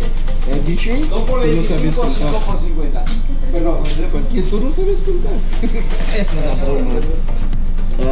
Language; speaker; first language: Spanish; non-native, learner; Haitian Creole